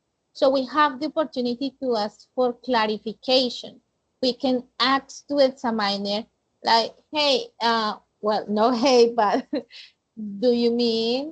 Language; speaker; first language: English; non-native, fluent; Spanish